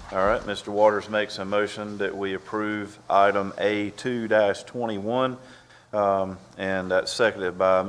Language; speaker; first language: English; native; English